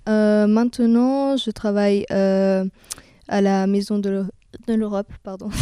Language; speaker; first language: French; non-native, fluent; Italian